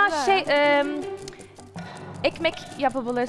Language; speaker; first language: Turkish; early bilingual, heritage; Turkish